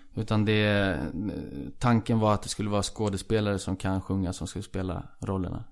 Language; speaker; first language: Swedish; early bilingual, other home language; Icelandic